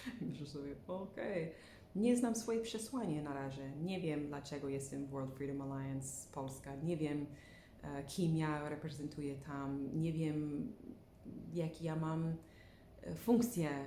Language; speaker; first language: Polish; non-native, learner; English